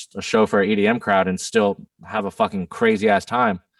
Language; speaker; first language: English; non-native, fluent; German